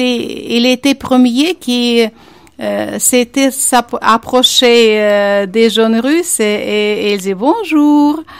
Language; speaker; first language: French; non-native, fluent; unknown